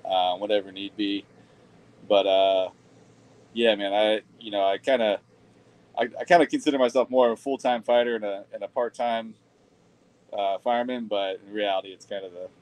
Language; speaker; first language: English; native; English